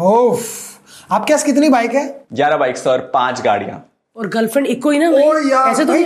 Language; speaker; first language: Hindi; native; Hindi